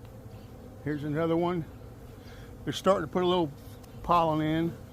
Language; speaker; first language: English; native; English